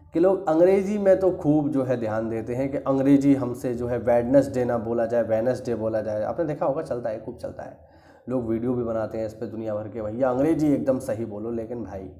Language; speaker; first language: Hindi; native; Hindi